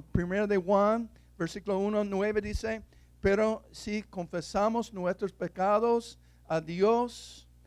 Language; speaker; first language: Spanish; non-native, fluent; English